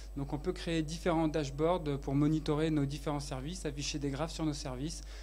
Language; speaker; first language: French; native; French